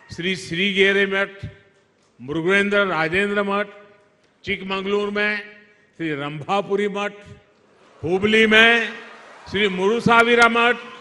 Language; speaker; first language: Hindi; non-native, local second language; Gujarati